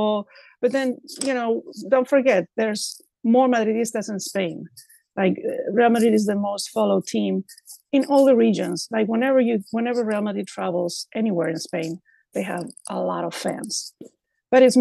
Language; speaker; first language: English; non-native, fluent; Spanish